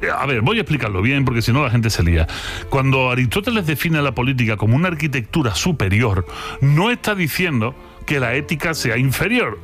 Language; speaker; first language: Spanish; native; Spanish